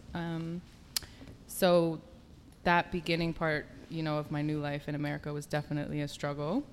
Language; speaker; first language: English; early bilingual, other home language; Hebrew